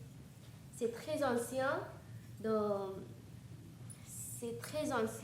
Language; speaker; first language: French; non-native, learner; Bangla